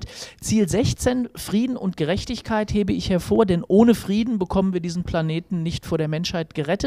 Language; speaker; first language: German; native; German